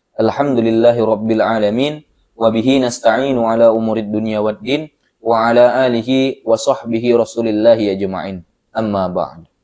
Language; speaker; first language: Indonesian; native; Indonesian